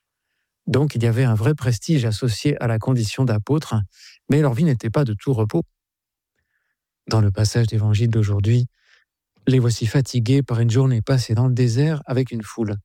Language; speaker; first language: French; native; French